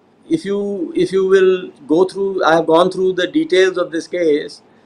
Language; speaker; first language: English; non-native, local second language; Punjabi